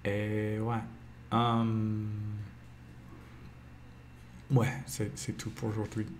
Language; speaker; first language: French; non-native, fluent; English